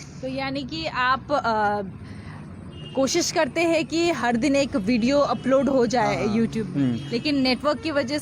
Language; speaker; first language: Hindi; native; Hindi